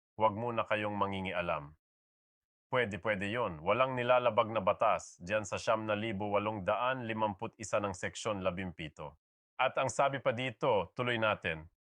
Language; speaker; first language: Filipino; native; Filipino